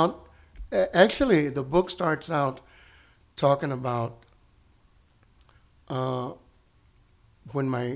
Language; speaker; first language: English; early bilingual, other home language; Spanish